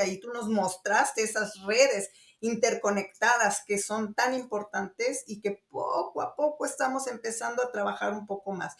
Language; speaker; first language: Spanish; native; Spanish